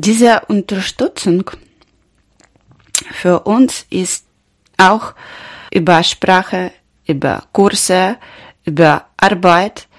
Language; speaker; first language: German; non-native, learner; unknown